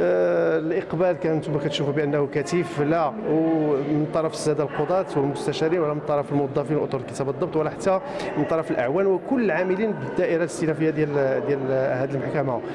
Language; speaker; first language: Arabic; native; Arabic